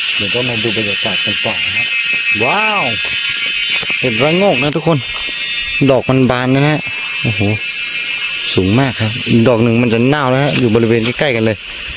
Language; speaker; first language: Thai; non-native, local second language; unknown